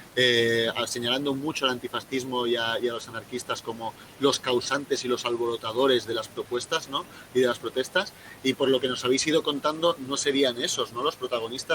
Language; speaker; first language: Spanish; native; Spanish